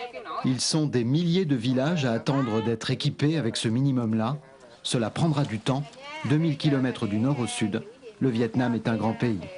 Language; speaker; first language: French; native; French